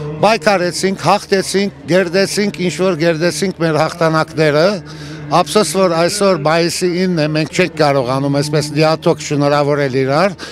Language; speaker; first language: Armenian; early bilingual, heritage; Armenian